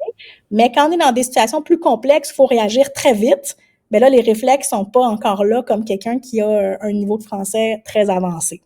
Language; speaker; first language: French; native; French